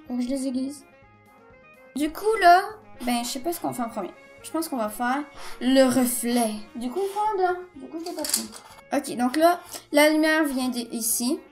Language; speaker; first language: French; native; French